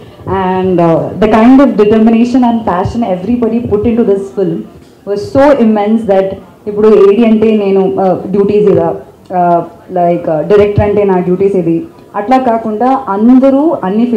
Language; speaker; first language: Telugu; non-native, fluent; Malayalam